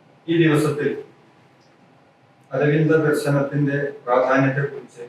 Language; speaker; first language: Malayalam; native; Malayalam